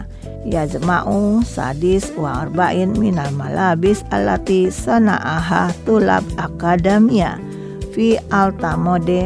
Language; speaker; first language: Arabic; non-native, fluent; Indonesian